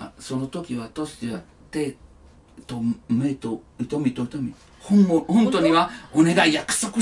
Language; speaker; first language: Japanese; non-native, learner; Italian